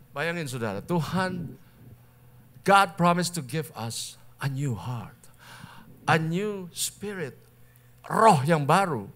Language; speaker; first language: Indonesian; native; Indonesian